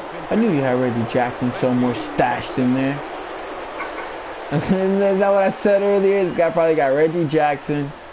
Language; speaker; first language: English; early bilingual, other home language; Spanish